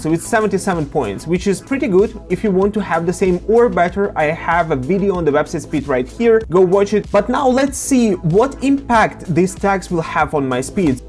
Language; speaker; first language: English; non-native, fluent; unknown